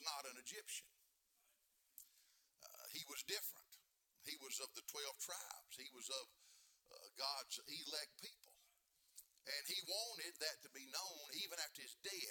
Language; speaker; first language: English; native; English